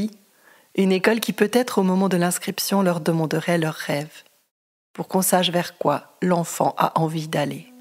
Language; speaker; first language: French; native; French